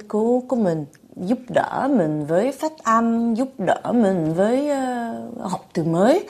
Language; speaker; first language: Vietnamese; early bilingual, heritage; Vietnamese